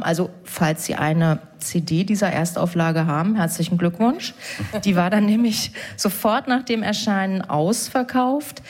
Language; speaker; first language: German; native; German